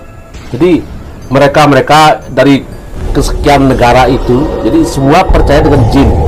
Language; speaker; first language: Indonesian; native; Indonesian